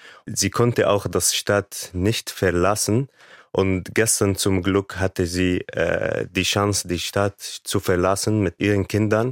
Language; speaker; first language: German; non-native, fluent; Arabic